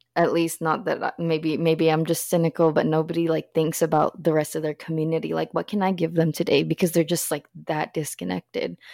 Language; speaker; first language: English; early bilingual, other home language; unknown